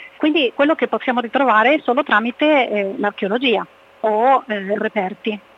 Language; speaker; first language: Italian; early bilingual, other home language; Spanish